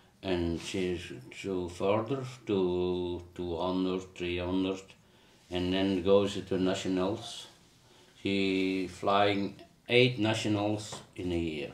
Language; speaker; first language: English; non-native, learner; Dutch